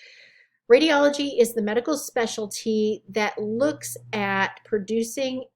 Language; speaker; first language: English; native; English